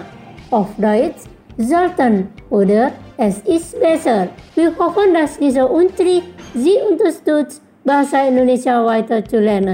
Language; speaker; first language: German; non-native, fluent; Indonesian